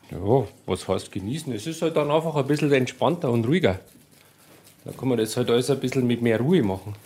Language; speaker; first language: German; native; German